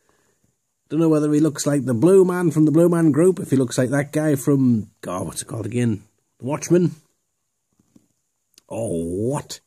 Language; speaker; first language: English; native; English